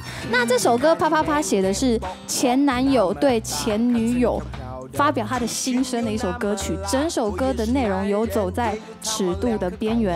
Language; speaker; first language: Chinese; native; Chinese